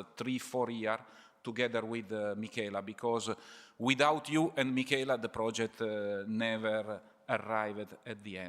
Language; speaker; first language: English; non-native, fluent; Italian